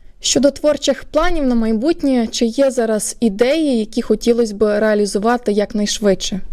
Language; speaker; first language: Ukrainian; native; Ukrainian